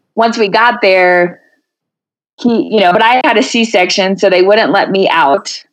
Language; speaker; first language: English; native; English